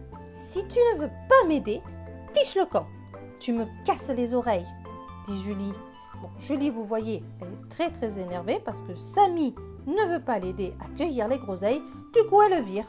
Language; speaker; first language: French; native; French